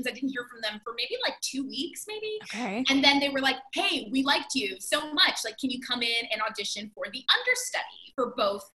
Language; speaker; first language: English; native; English